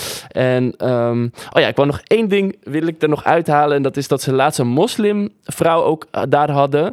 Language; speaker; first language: Dutch; native; Dutch